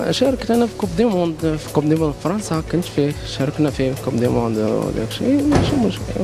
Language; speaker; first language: Arabic; native; Arabic